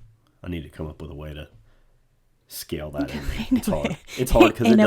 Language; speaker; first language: English; native; English